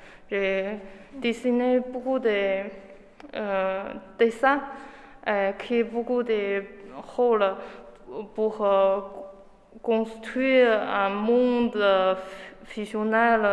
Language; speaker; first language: French; non-native, learner; Chinese